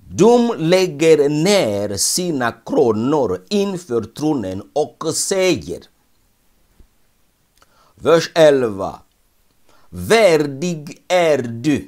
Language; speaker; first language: Swedish; non-native, fluent; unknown